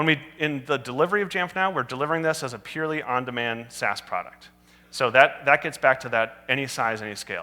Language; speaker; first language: English; native; English